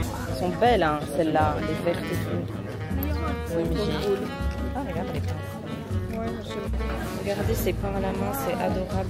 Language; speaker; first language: French; native; French